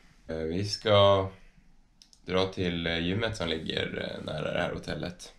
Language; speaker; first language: Swedish; native; Swedish